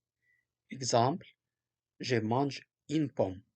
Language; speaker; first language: French; non-native, local second language; Arabic